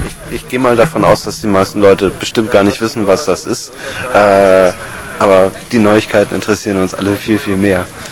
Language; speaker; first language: German; native; German